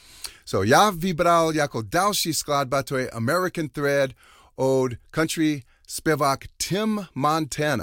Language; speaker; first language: Czech; non-native, learner; English